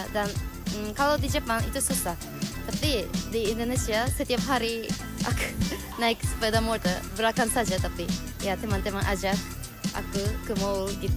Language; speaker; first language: Indonesian; non-native, learner; Japanese